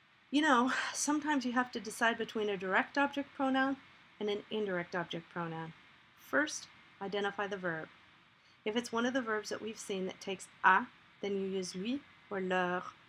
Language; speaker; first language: English; native; English